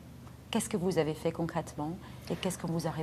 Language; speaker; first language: French; native; French